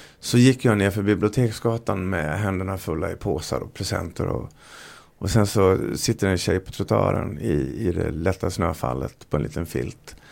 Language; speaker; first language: Swedish; native; Swedish